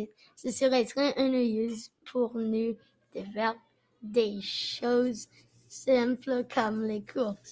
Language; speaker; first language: French; non-native, learner; English